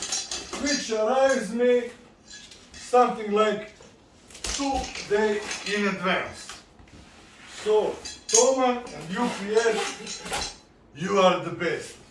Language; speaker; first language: English; non-native, learner; Italian